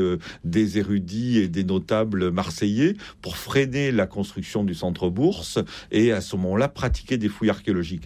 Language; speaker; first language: French; native; French